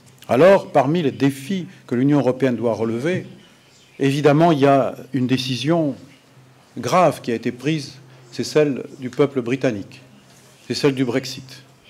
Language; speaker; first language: French; native; French